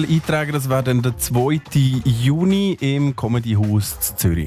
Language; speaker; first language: German; native; German